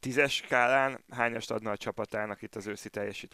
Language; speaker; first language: Hungarian; native; Hungarian